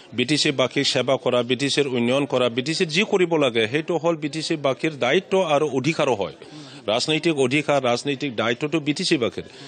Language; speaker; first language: Assamese; non-native, local second language; Bodo